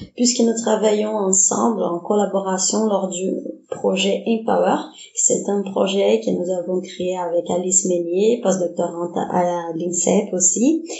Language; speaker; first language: French; non-native, fluent; Portuguese